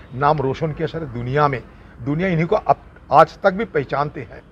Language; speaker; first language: Hindi; non-native, local second language; Bangla